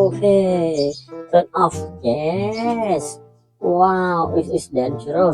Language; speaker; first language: English; non-native, learner; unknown